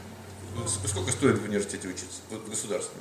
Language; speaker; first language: Russian; native; Russian